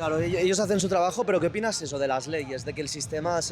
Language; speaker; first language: Spanish; native; Spanish